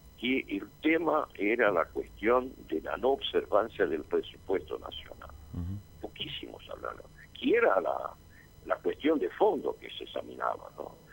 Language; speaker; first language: Spanish; non-native, fluent; Portuguese